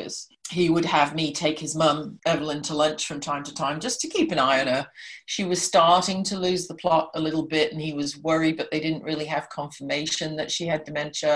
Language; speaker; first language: English; native; English